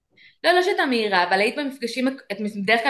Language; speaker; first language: Hebrew; native; Hebrew